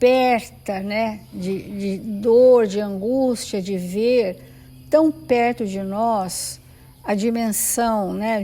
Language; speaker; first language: Portuguese; native; Portuguese